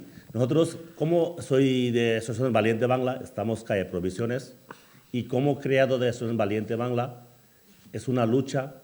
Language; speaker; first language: Spanish; non-native, learner; Bangla